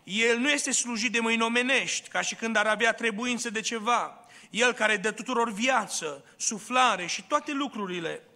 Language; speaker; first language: Romanian; early bilingual, other home language; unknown